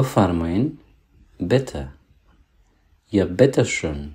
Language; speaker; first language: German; non-native, fluent; Persian